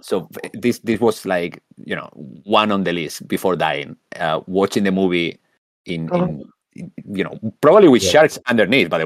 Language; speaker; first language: English; non-native, fluent; Spanish